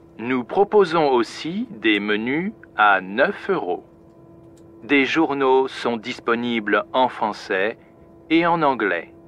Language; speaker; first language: French; native; French